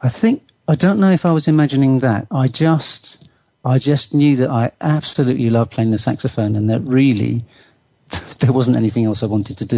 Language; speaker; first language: English; native; English